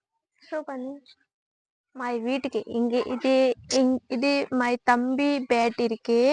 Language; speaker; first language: Tamil; non-native, learner; Bangla